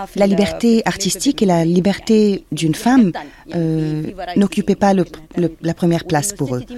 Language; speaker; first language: French; non-native, fluent; Arabic